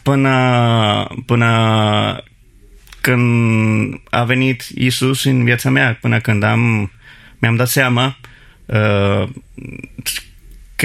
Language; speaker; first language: Romanian; non-native, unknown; Spanish